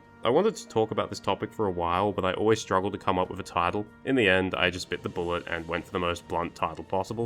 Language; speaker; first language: English; native; English